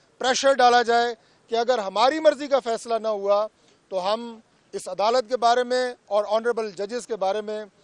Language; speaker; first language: Urdu; non-native, local second language; Punjabi